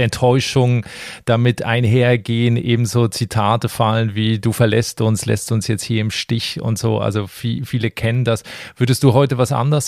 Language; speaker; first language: German; native; German